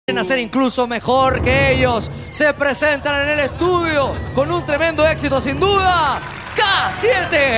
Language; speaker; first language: Spanish; native; Spanish